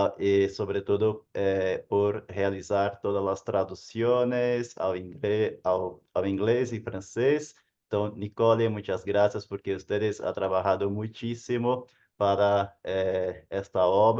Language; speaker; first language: Spanish; non-native, fluent; Portuguese